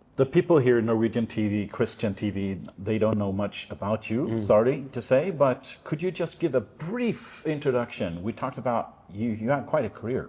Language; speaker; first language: English; non-native, fluent; Norwegian